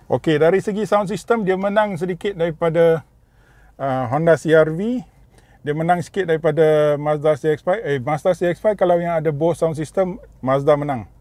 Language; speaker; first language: Malay; native; Malay